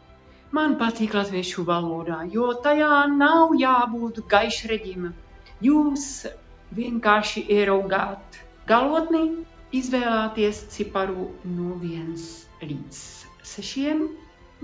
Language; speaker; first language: Latvian; non-native, fluent; Czech